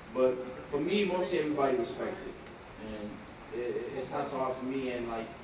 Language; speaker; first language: English; native; English